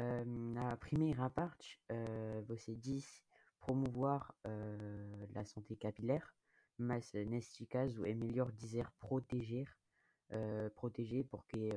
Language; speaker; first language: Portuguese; non-native, learner; French